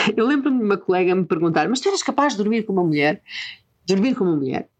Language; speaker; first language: Portuguese; native; Portuguese